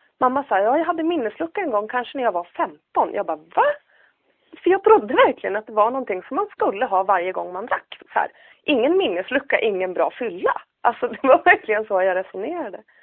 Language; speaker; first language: Swedish; native; Swedish